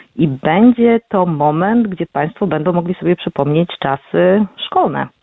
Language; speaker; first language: Polish; native; Polish